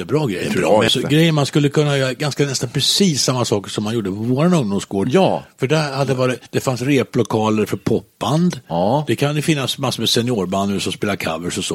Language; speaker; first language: Swedish; native; Swedish